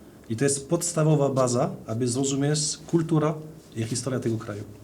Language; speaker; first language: Polish; non-native, fluent; French